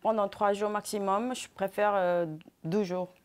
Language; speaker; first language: French; non-native, fluent; Korean